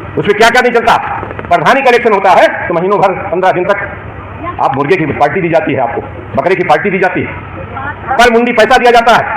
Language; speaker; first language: Hindi; native; Hindi